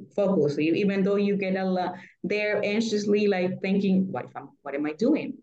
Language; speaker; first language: English; non-native, fluent; Spanish